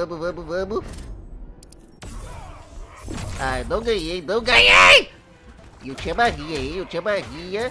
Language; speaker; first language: Portuguese; native; Portuguese